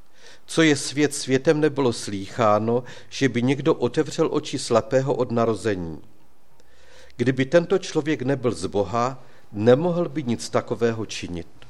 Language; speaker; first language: Czech; native; Czech